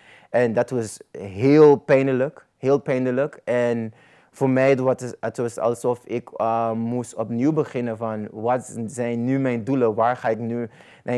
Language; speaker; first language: Dutch; non-native, local second language; Papiamento